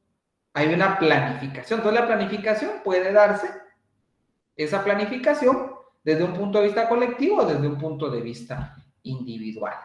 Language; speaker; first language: Spanish; native; Spanish